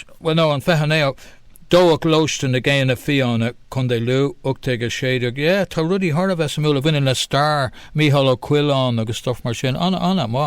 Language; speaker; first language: Irish; non-native, local second language; English